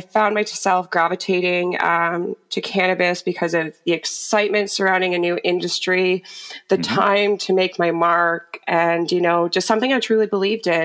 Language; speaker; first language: English; native; English